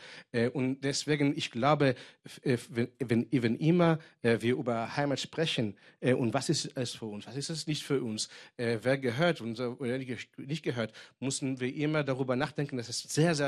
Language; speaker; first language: German; non-native, fluent; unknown